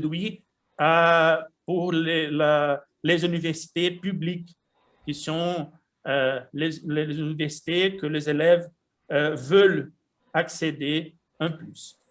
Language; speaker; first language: French; non-native, fluent; Portuguese